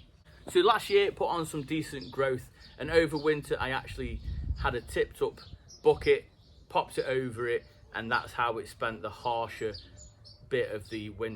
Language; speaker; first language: English; native; English